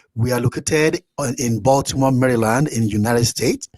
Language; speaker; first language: English; non-native, local second language; Yoruba